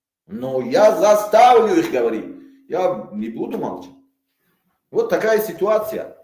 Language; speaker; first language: Russian; non-native, local second language; Tajik